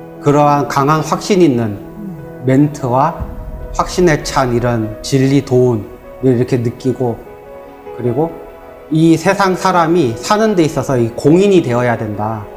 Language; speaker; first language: Korean; native; Korean